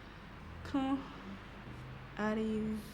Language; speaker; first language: French; non-native, learner; English